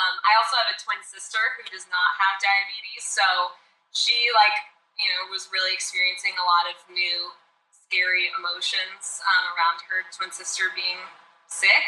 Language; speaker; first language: English; native; English